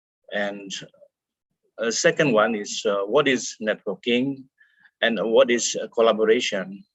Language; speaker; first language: English; non-native, fluent; Indonesian